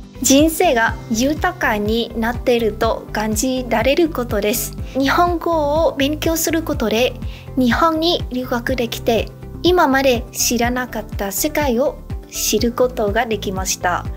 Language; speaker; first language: Japanese; non-native, learner; Vietnamese